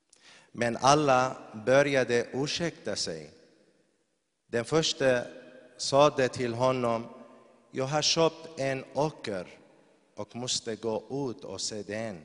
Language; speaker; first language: Swedish; non-native, fluent; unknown